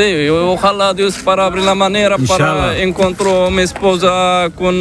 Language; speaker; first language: Spanish; non-native, learner; Arabic